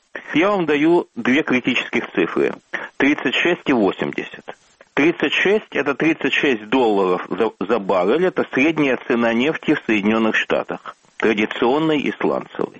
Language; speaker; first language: Russian; native; Russian